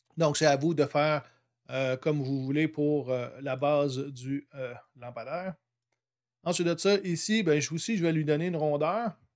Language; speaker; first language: French; native; French